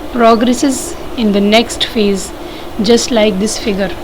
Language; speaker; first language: English; non-native, local second language; Urdu